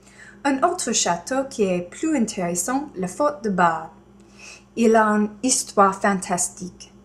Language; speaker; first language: French; non-native, learner; English